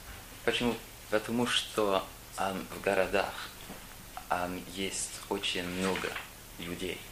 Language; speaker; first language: Russian; non-native, learner; English